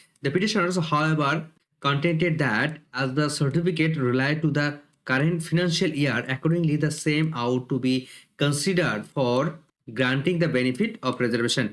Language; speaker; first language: English; non-native, local second language; Bangla